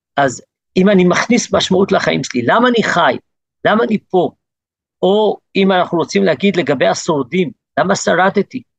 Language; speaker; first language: Hebrew; early bilingual, other home language; English